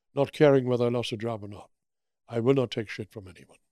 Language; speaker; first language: English; early bilingual, other home language; German